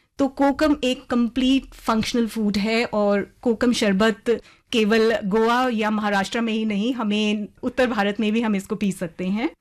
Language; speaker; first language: Hindi; native; Hindi